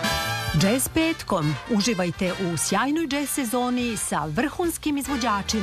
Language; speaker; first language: Serbian; native; Serbian